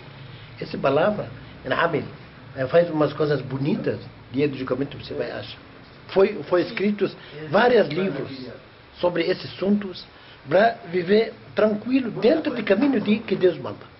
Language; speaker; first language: Portuguese; non-native, learner; Arabic